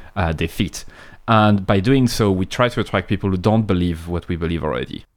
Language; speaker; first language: English; non-native, fluent; French